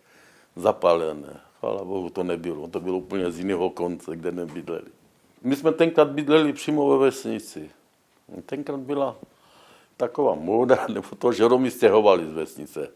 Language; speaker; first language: Czech; non-native, local second language; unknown